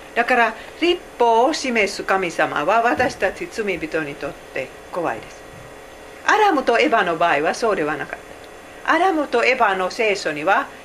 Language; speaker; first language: Japanese; non-native, fluent; Finnish